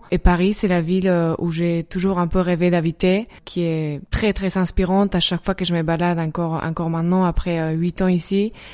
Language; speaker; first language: French; non-native, fluent; Spanish